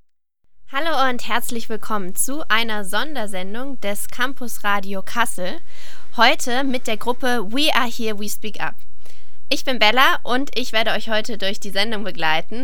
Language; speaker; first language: German; native; German